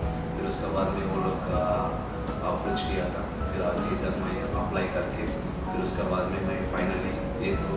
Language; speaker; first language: Hindi; non-native, local second language; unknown